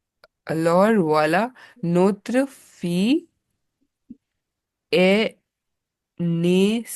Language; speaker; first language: French; non-native, learner; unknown